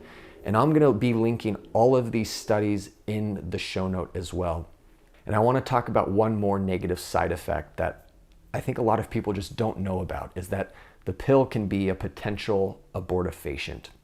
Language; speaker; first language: English; native; English